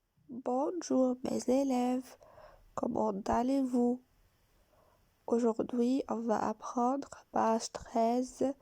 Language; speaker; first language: French; non-native, fluent; Arabic